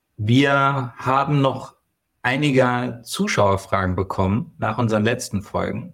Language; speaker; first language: German; native; German